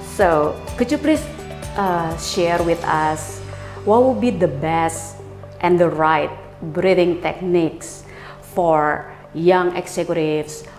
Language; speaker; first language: English; non-native, fluent; Indonesian